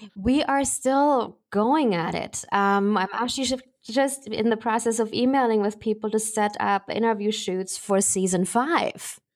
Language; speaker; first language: English; non-native, fluent; German